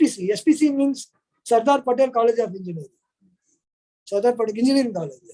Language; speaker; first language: English; non-native, local second language; Hindi